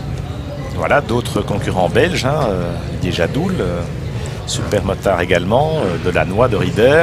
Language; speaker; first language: French; native; French